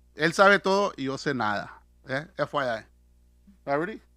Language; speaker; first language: Spanish; early bilingual, other home language; English